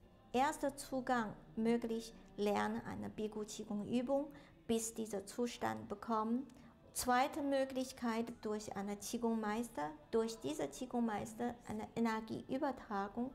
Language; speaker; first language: German; non-native, learner; Chinese